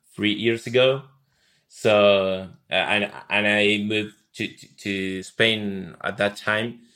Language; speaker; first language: English; non-native, fluent; Spanish